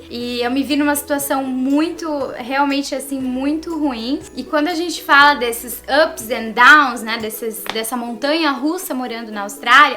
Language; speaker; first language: Portuguese; native; Portuguese